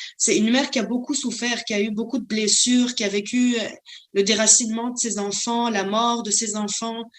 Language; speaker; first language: French; non-native, local second language; Arabic